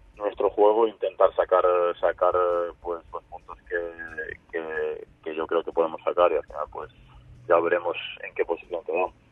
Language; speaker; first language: Spanish; non-native, fluent; Serbian